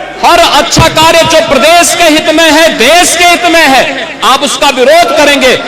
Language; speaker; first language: Hindi; native; Hindi